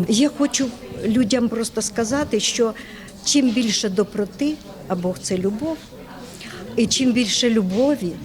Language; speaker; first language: Ukrainian; non-native, local second language; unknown